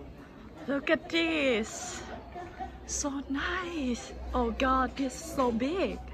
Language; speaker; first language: English; non-native, learner; Thai